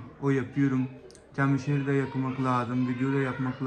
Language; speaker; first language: Turkish; non-native, learner; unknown